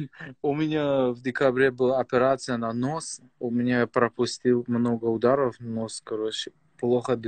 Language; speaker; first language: Russian; non-native, fluent; Persian